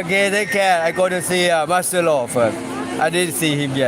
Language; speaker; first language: English; non-native, learner; Thai